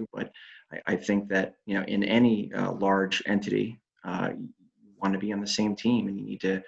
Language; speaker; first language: English; native; English